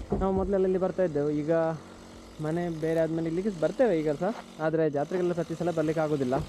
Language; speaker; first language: Kannada; native; Kannada